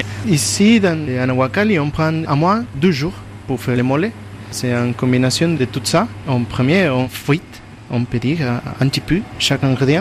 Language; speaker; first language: French; non-native, learner; Spanish